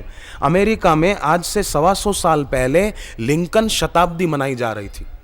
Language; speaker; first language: Hindi; native; Hindi